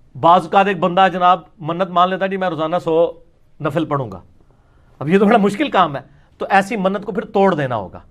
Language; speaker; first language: Urdu; non-native, local second language; Punjabi